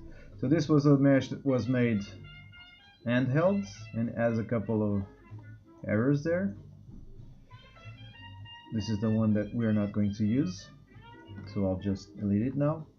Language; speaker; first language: English; non-native, fluent; Portuguese